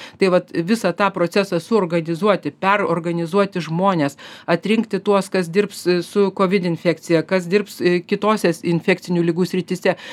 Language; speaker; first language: Lithuanian; native; Lithuanian